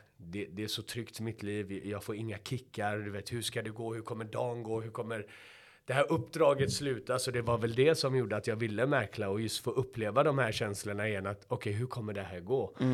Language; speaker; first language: Swedish; early bilingual, other home language; Persian